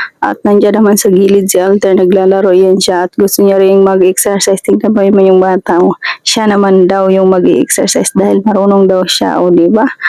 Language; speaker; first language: Filipino; native; Filipino